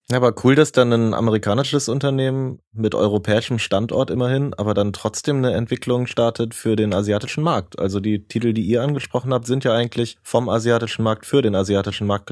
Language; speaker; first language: German; native; German